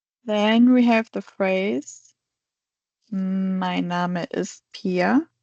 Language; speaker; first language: German; non-native, fluent; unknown